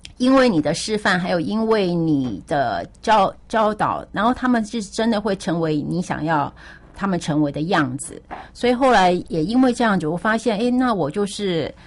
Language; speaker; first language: Chinese; native; Chinese